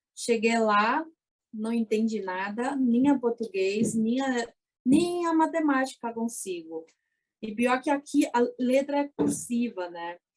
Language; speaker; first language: Portuguese; early bilingual, other home language; Chinese